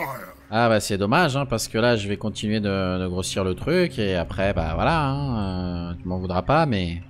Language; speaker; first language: French; native; French